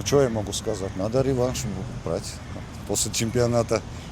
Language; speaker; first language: Russian; non-native, fluent; Georgian